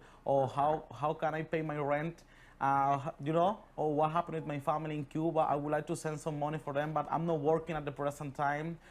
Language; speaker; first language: English; non-native, learner; Spanish